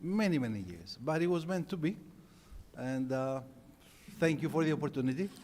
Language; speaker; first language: English; non-native, fluent; Greek